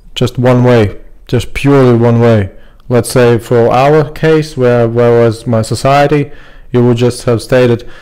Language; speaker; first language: English; non-native, fluent; Latvian